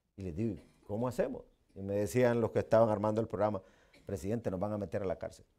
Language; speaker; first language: Spanish; native; Spanish